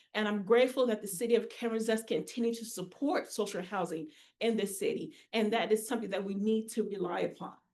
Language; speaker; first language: English; native; English